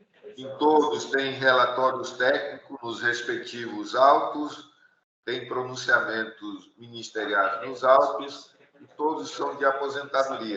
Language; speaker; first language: Portuguese; native; Portuguese